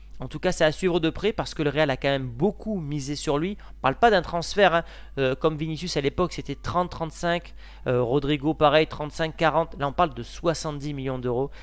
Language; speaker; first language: French; native; French